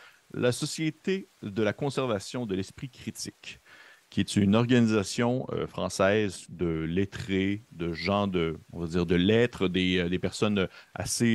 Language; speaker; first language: French; native; French